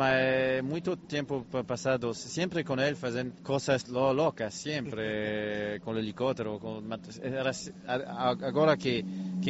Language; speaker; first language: Spanish; non-native, learner; French